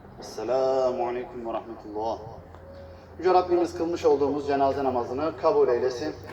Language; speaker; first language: Turkish; native; Turkish